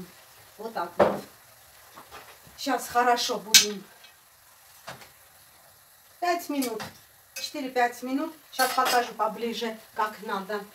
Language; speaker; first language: Russian; non-native, fluent; Armenian